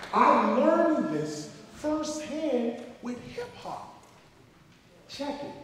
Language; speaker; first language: English; native; English